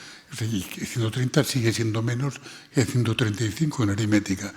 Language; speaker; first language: Spanish; non-native, local second language; Catalan